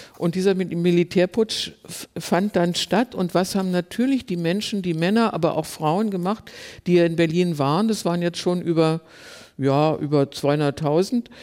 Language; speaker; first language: German; native; German